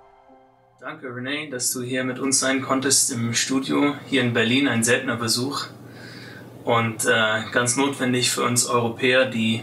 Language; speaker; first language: German; native; German